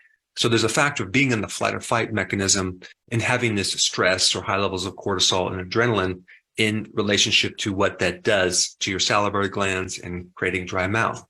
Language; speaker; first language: English; native; English